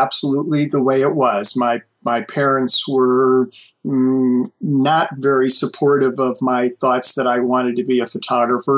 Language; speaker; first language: English; native; English